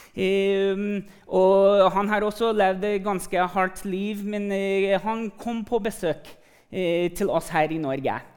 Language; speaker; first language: Norwegian; early bilingual, other home language; English